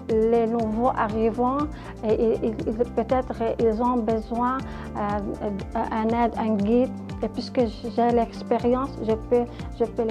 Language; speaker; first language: French; non-native, learner; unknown